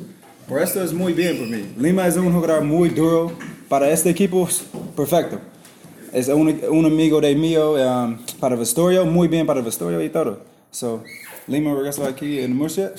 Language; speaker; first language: Spanish; non-native, learner; English